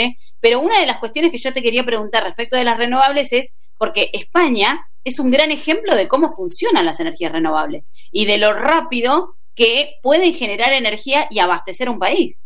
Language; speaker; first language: Spanish; native; Spanish